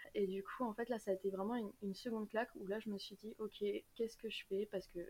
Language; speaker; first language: French; native; French